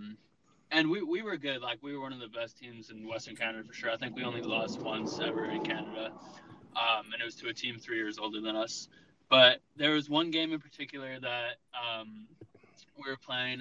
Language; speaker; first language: English; native; English